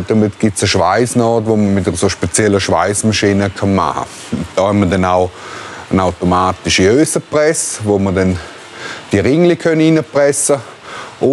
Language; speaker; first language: German; native; German